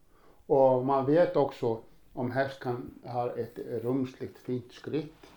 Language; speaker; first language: Swedish; non-native, fluent; Icelandic